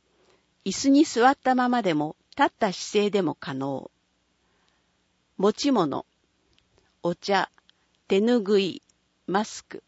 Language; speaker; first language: Japanese; native; Japanese